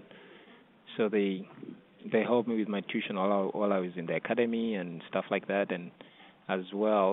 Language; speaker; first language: English; non-native, local second language; Ganda